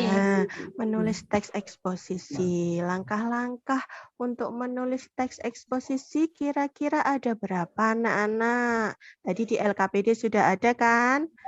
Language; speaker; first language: Indonesian; native; Indonesian